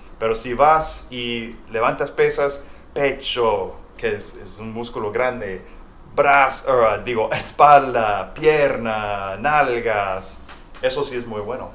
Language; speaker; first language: Spanish; non-native, fluent; English